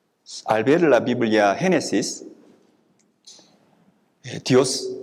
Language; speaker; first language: Spanish; non-native, fluent; Korean